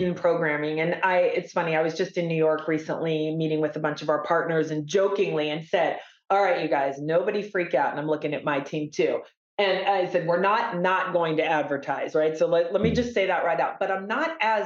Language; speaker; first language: English; native; English